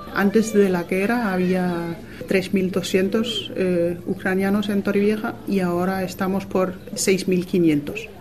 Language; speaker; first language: Spanish; non-native, fluent; Danish